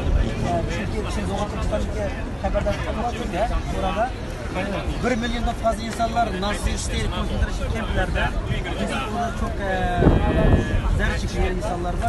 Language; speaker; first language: Turkish; non-native, learner; Uyghur